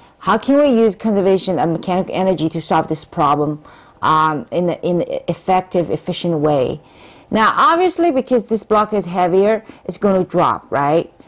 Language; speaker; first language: English; non-native, fluent; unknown